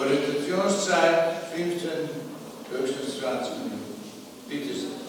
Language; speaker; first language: German; non-native, fluent; Slovenian